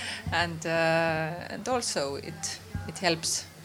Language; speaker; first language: English; non-native, learner; Estonian